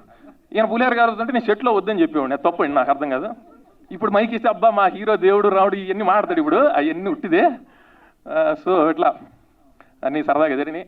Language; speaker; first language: Telugu; native; Telugu